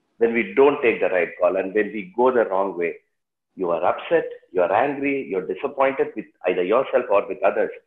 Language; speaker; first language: English; non-native, local second language; Tamil